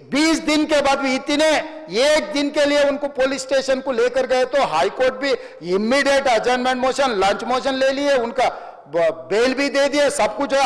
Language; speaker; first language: Hindi; non-native, local second language; Telugu